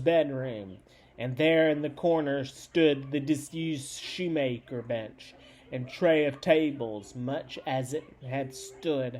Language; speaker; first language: English; native; English